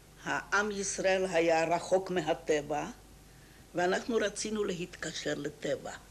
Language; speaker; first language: Hebrew; non-native, fluent; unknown